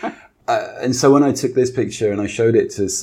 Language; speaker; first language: English; native; English